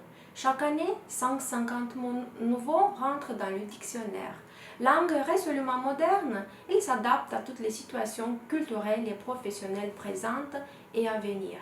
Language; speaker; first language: French; non-native, fluent; Romanian